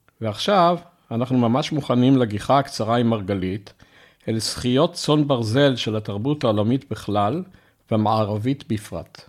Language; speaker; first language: Hebrew; native; Hebrew